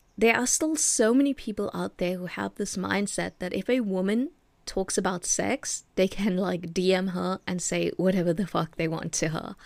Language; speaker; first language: English; native; English